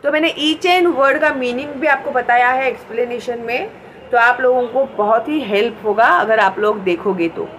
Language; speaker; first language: Hindi; non-native, local second language; Marathi